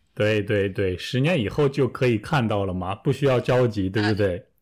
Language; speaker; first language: Chinese; native; Chinese